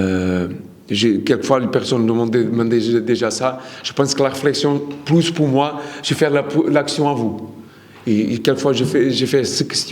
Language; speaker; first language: French; non-native, learner; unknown